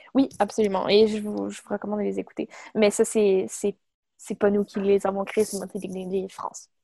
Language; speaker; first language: French; native; French